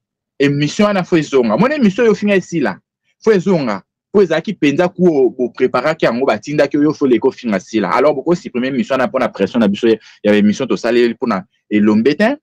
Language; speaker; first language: French; non-native, local second language; Lingala